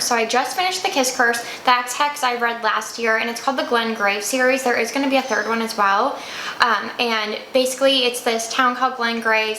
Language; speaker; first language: English; native; English